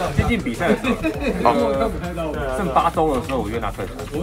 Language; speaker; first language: Chinese; native; Chinese